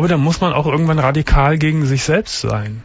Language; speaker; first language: German; native; German